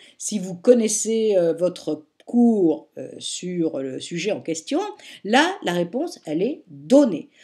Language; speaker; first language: French; native; French